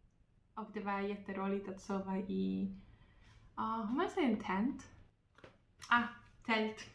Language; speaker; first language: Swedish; non-native, learner; Polish